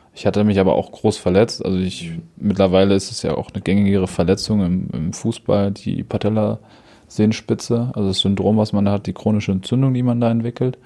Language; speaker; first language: German; native; German